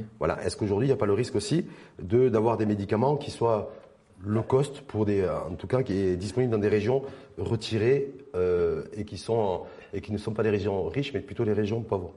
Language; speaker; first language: French; non-native, local second language; Arabic